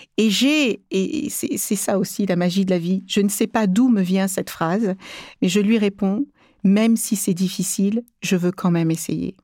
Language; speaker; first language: French; early bilingual, other home language; Kabuverdianu